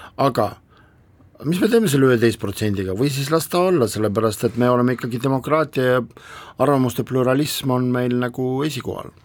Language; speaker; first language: Estonian; non-native, local second language; Russian